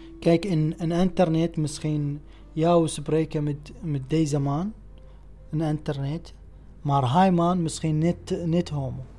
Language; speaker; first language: Dutch; non-native, learner; Arabic